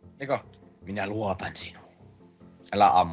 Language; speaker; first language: Finnish; native; Finnish